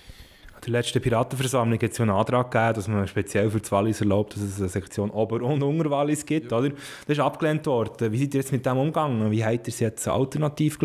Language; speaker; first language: German; native; German